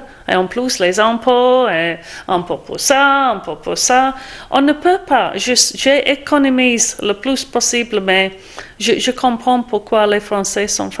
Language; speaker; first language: French; non-native, fluent; English